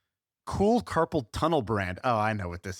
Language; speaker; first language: English; native; English